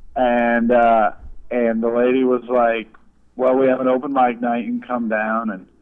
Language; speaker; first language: English; native; English